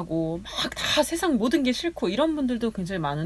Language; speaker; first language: Korean; native; Korean